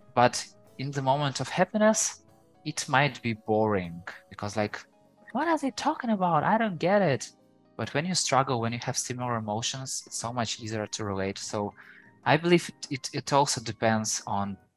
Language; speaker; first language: English; non-native, fluent; Ukrainian